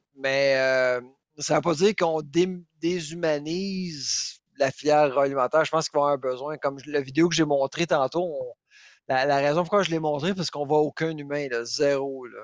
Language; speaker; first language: French; native; French